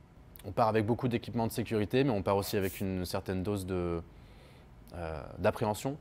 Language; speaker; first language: French; native; French